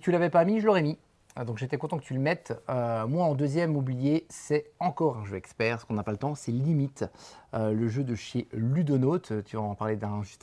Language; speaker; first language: French; native; French